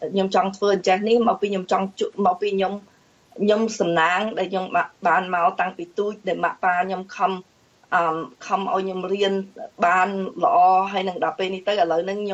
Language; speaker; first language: Khmer; early bilingual, heritage; Khmer